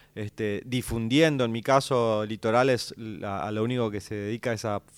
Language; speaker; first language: Spanish; native; Spanish